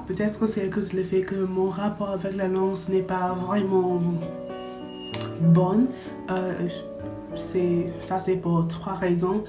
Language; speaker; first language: French; non-native, learner; English